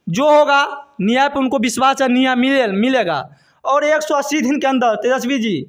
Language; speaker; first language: Hindi; native; Hindi